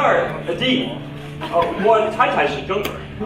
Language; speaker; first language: Chinese; non-native, learner; English